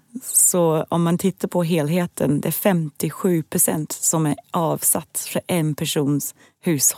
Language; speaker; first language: Swedish; non-native, fluent; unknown